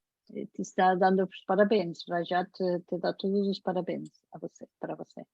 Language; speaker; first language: Portuguese; non-native, fluent; Spanish